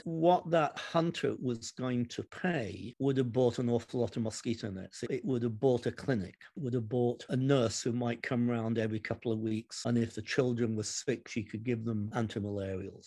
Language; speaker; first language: English; native; English